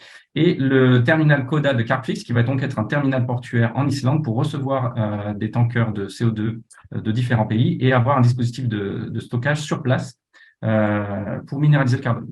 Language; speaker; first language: French; native; French